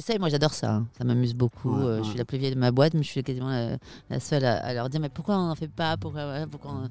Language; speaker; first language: French; native; French